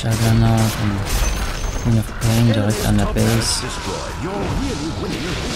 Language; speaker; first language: German; native; German